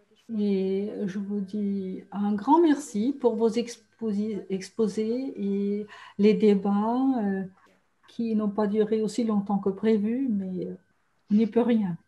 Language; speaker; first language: French; non-native, fluent; German